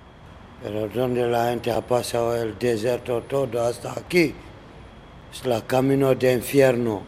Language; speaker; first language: Spanish; non-native, learner; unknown